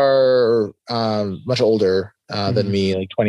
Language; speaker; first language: English; native; English